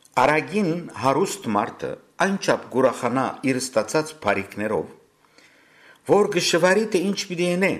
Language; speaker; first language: Armenian; native; Armenian